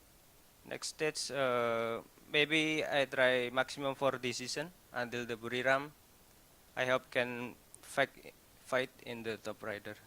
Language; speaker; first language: English; non-native, learner; Indonesian